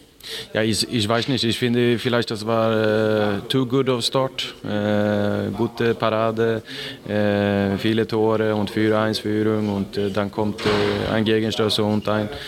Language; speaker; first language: German; non-native, learner; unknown